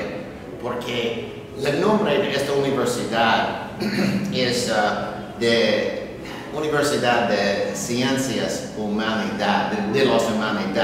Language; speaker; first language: Spanish; non-native, learner; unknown